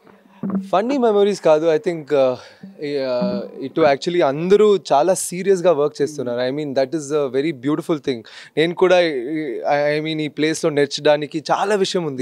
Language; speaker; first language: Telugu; non-native, local second language; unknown